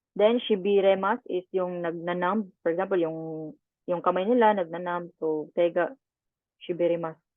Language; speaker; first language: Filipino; non-native, local second language; Cebuano